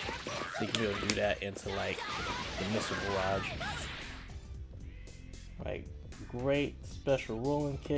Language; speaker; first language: English; native; English